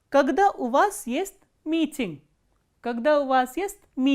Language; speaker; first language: Russian; non-native, fluent; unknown